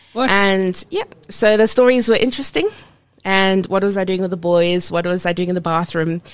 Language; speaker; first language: English; native; English